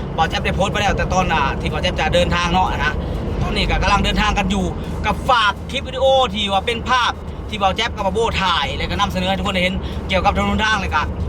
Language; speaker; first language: Thai; native; Thai